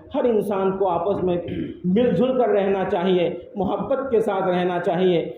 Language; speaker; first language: Urdu; non-native, local second language; Gujarati